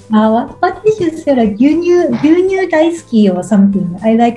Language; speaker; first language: English; non-native, fluent; Japanese